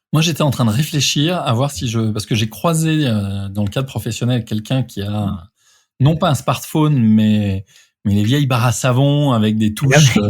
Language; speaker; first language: French; native; French